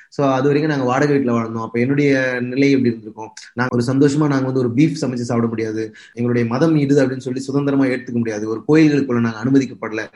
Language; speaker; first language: Tamil; native; Tamil